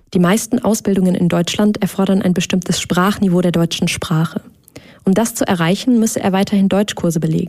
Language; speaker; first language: German; native; German